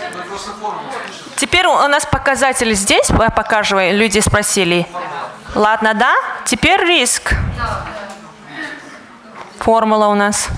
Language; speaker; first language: Russian; non-native, fluent; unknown